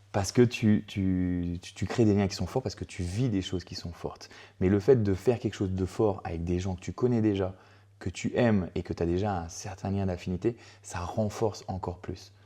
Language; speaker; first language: French; native; French